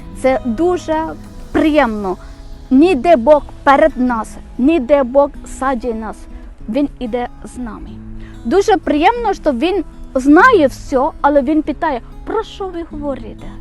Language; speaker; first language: Ukrainian; non-native, fluent; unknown